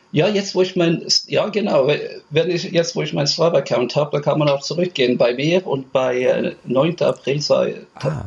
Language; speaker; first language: German; non-native, fluent; Norwegian